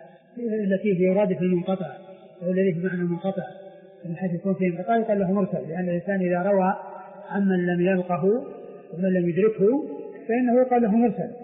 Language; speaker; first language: Arabic; native; Arabic